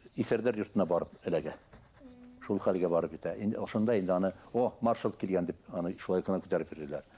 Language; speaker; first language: Tatar; non-native, local second language; Bashkir